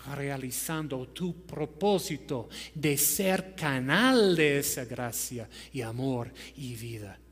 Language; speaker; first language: Spanish; non-native, fluent; English